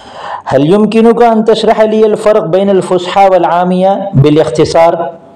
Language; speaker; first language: Arabic; non-native, fluent; Urdu